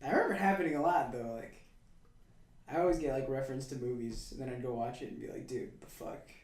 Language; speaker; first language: English; native; English